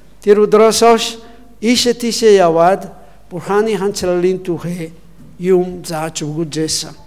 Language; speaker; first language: Mongolian; non-native, learner; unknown